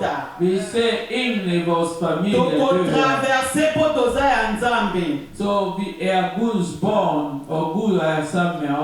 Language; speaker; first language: Danish; non-native, learner; French